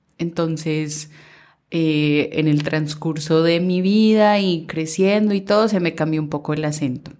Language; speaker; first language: Spanish; early bilingual, heritage; Spanish